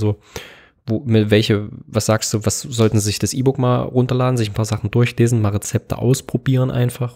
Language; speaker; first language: German; native; German